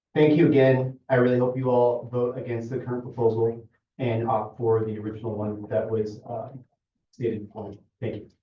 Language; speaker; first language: English; non-native, fluent; Italian